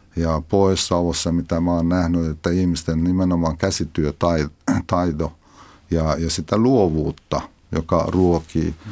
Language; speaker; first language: Finnish; non-native, fluent; Persian